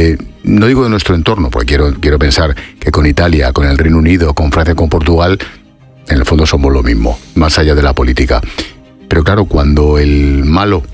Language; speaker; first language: Spanish; native; Spanish